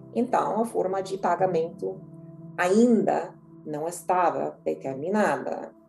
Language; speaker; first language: Portuguese; non-native, fluent; English